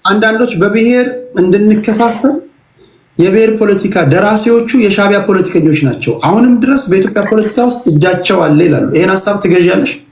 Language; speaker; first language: Amharic; native; Amharic